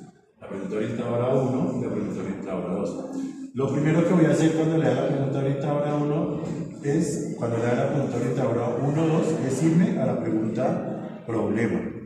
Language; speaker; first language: Spanish; native; Spanish